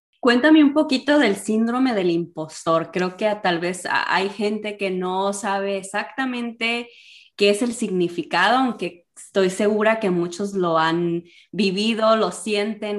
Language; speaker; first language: Spanish; early bilingual, heritage; Spanish